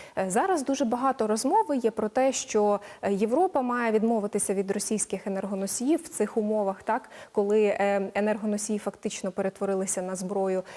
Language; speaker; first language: Ukrainian; native; Ukrainian